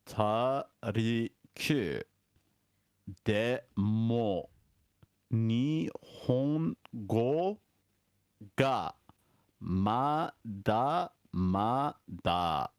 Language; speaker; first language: Japanese; non-native, learner; English